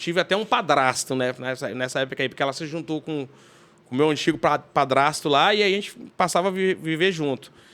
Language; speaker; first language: Portuguese; native; Portuguese